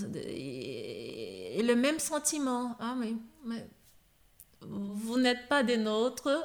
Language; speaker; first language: French; non-native, fluent; Portuguese